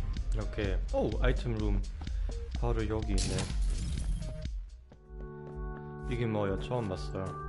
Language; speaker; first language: Korean; non-native, fluent; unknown